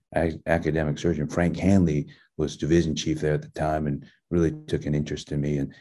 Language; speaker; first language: English; early bilingual, other home language; Min Nan Chinese